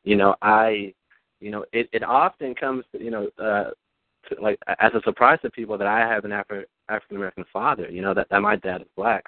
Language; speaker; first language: English; early bilingual, other home language; Spanish